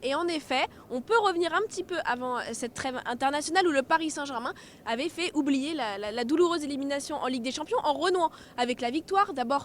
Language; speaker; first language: French; native; French